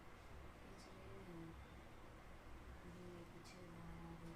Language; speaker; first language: Hindi; native; Hindi